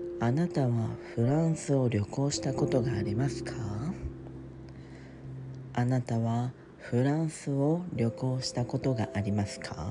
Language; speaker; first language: Japanese; non-native, learner; French